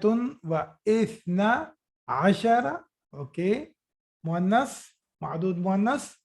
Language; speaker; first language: Arabic; non-native, fluent; Urdu